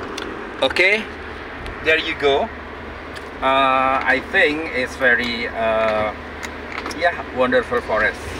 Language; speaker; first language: English; non-native, learner; Indonesian